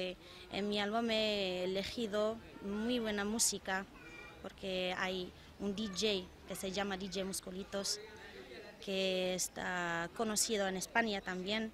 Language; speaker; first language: Spanish; non-native, fluent; Arabic